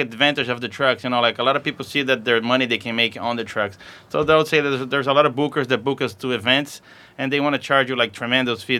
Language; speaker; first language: English; non-native, fluent; Portuguese